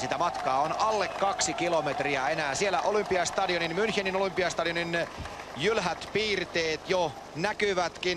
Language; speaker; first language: Finnish; native; Finnish